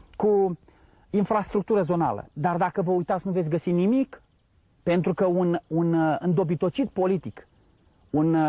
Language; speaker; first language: Romanian; native; Romanian